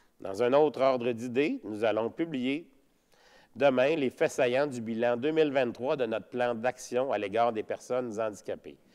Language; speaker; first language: French; native; French